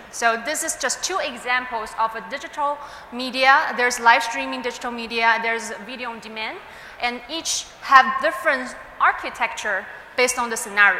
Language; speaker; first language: English; non-native, fluent; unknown